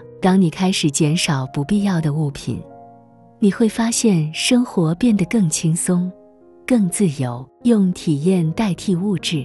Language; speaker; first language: Chinese; native; Chinese